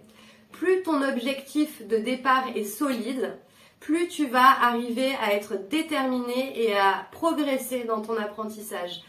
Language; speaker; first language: French; native; French